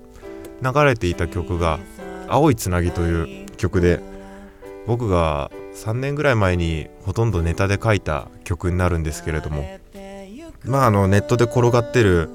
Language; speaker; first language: Japanese; native; Japanese